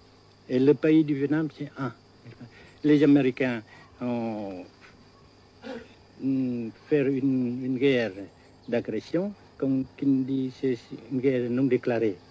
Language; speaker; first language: French; non-native, local second language; Vietnamese